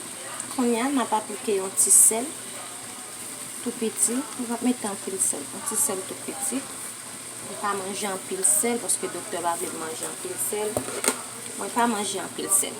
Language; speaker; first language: French; non-native, local second language; Haitian Creole